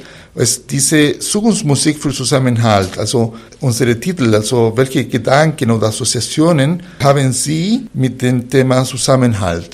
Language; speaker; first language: German; non-native, fluent; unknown